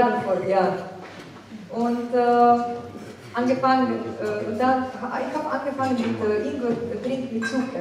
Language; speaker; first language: German; non-native, fluent; Slovenian